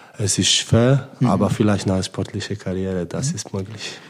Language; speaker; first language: German; non-native, learner; Polish